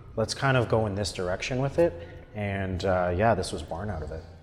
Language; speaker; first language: English; native; English